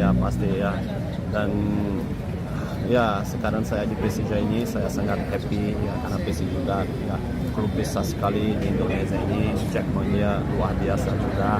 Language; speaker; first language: Indonesian; non-native, fluent; Portuguese